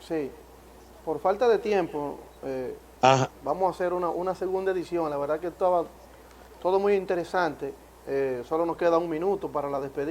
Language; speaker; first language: Spanish; native; Spanish